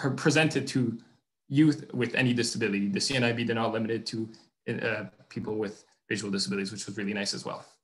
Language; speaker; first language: English; non-native, fluent; French